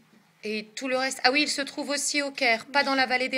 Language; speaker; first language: French; native; French